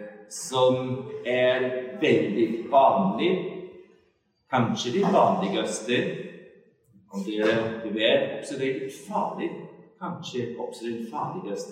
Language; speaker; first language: Swedish; non-native, fluent; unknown